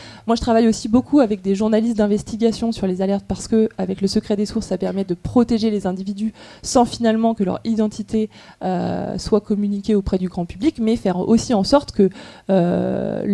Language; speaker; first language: French; native; French